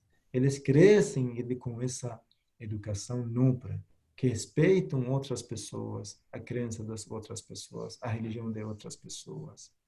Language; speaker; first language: Portuguese; non-native, fluent; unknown